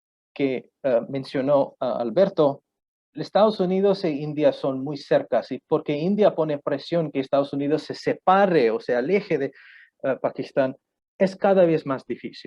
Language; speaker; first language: Spanish; non-native, fluent; Punjabi